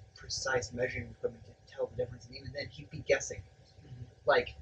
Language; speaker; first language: English; native; English